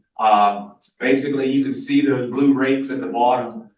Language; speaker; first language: English; native; English